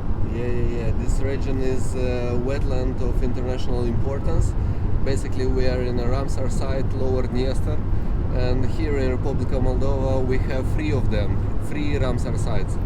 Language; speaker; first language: English; non-native, fluent; Romanian